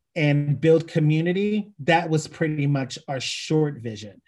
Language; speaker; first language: English; native; English